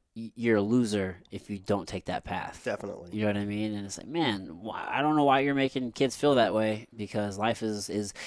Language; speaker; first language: English; native; English